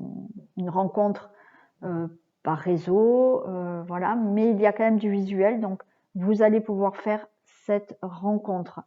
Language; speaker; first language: French; native; French